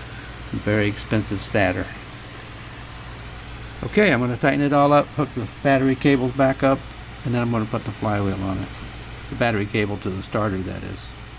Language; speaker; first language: English; native; English